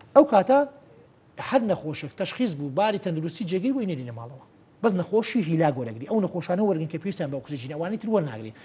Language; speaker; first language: Central Kurdish; native; Central Kurdish